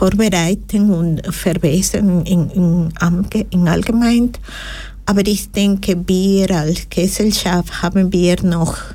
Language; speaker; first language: German; non-native, fluent; Spanish